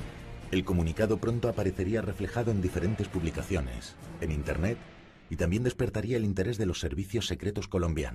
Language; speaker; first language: Spanish; native; Spanish